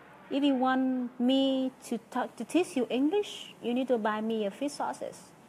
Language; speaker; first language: English; non-native, fluent; Vietnamese